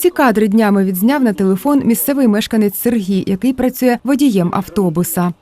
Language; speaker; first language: Ukrainian; native; Ukrainian